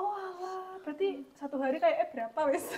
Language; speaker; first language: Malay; non-native, local second language; Javanese